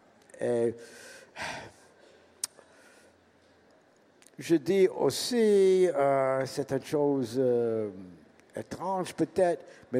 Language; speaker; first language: French; non-native, learner; English